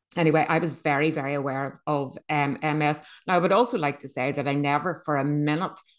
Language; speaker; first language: English; native; English